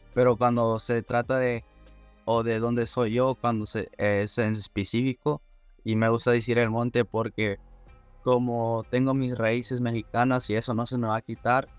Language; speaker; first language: Spanish; early bilingual, heritage; Spanish